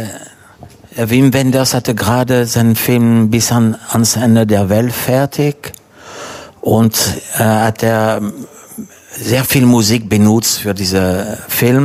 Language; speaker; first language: German; non-native, fluent; French